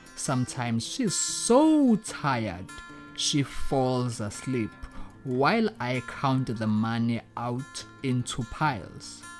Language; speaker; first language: English; non-native, local second language; Zulu